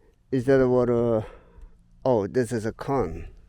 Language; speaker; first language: English; non-native, learner; Korean